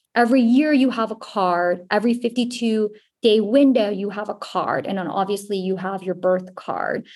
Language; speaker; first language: English; native; English